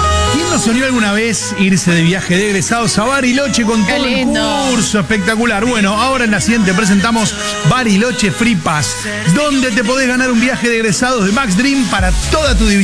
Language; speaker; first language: Spanish; native; Spanish